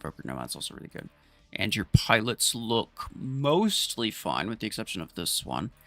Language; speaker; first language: English; native; English